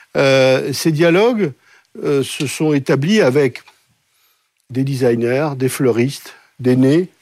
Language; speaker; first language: French; native; French